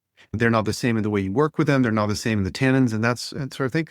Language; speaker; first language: English; non-native, fluent; French